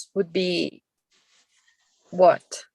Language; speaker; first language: English; non-native, learner; Spanish